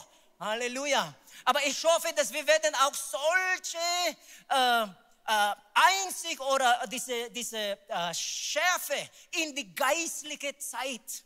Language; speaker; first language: German; non-native, learner; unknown